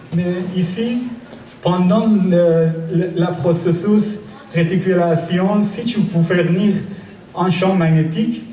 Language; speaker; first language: French; non-native, learner; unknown